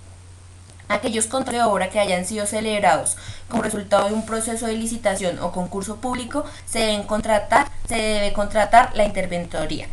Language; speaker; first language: Spanish; native; Spanish